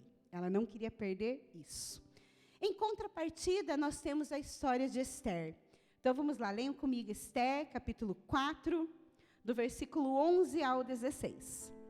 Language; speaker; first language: Portuguese; native; Portuguese